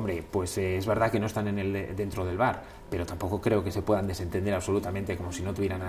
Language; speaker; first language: Spanish; native; Spanish